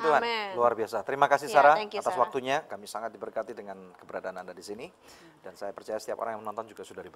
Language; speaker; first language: Indonesian; native; Indonesian